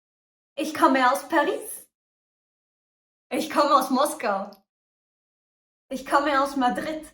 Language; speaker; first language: German; early bilingual, other home language; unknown